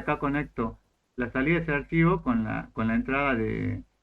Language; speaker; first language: Spanish; native; Spanish